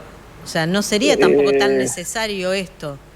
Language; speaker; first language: Spanish; native; Spanish